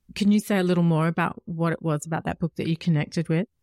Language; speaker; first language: English; native; English